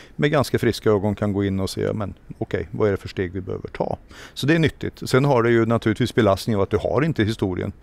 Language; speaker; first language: Swedish; native; Swedish